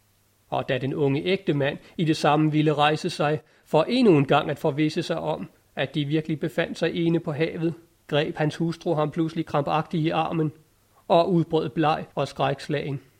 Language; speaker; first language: Danish; native; Danish